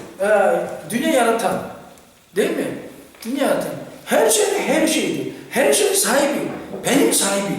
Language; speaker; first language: Turkish; non-native, fluent; Korean